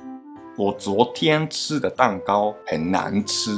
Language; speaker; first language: Chinese; non-native, fluent; Japanese